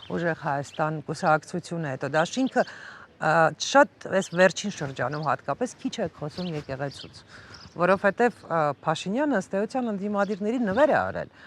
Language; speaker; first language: Armenian; native; Armenian